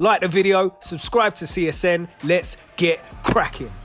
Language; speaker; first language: English; native; English